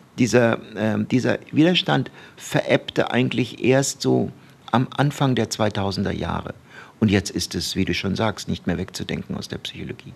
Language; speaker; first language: German; early bilingual, other home language; Turkish